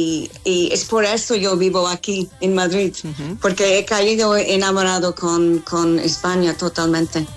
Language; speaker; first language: Spanish; non-native, fluent; English